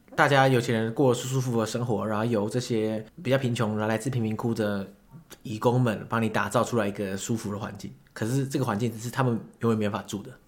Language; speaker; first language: Chinese; native; Chinese